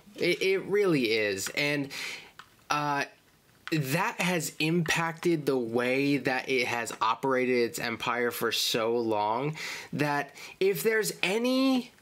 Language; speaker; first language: English; native; English